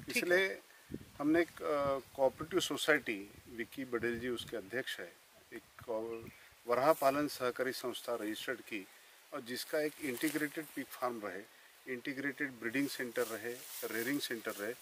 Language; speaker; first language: Hindi; non-native, local second language; Marathi